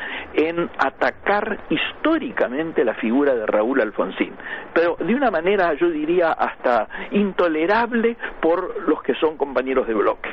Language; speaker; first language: Spanish; native; Spanish